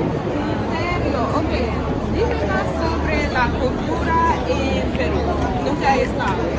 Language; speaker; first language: Spanish; non-native, learner; English